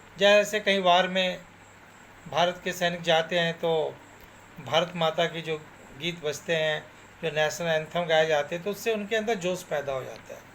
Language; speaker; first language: Hindi; native; Hindi